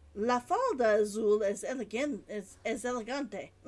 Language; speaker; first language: Spanish; non-native, learner; English